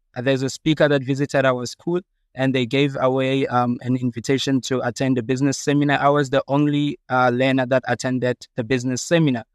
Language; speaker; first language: English; non-native, local second language; Southern Sotho